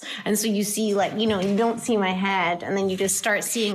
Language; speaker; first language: English; native; English